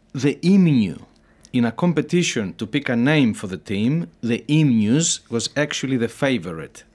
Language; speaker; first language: English; native; English